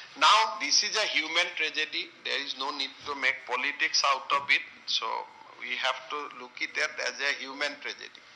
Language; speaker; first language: English; non-native, local second language; Assamese